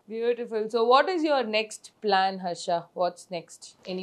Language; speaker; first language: English; non-native, local second language; Tamil